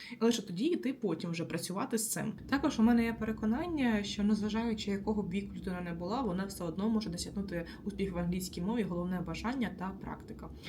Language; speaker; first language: Ukrainian; native; Ukrainian